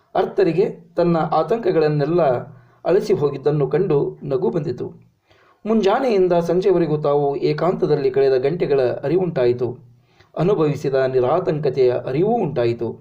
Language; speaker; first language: Kannada; native; Kannada